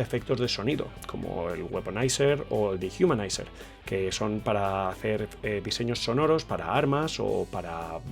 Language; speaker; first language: Spanish; native; Spanish